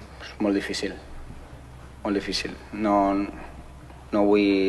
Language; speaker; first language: Catalan; non-native, fluent; Spanish